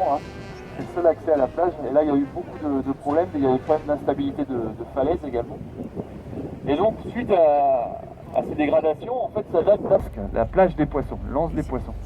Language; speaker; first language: French; native; French